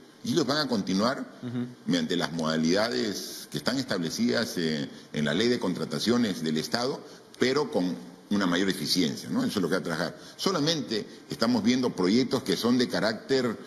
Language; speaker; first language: Spanish; native; Spanish